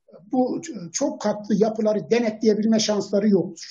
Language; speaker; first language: Turkish; native; Turkish